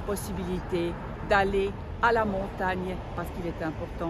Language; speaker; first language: French; non-native, local second language; German